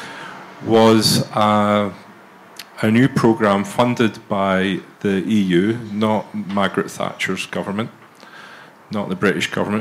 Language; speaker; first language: English; native; English